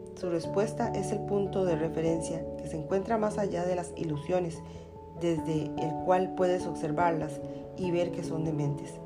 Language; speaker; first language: Spanish; native; Spanish